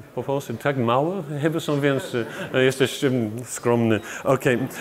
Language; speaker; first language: Polish; non-native, learner; English